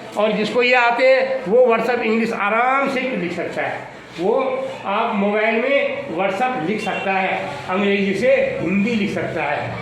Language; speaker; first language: Hindi; native; Hindi